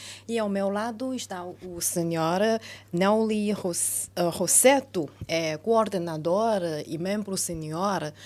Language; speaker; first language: Portuguese; non-native, fluent; Chinese